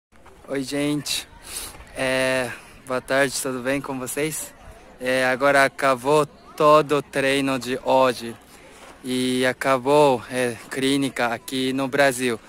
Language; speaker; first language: Portuguese; non-native, learner; Japanese